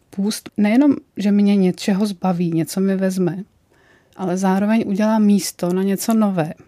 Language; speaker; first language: Czech; native; Czech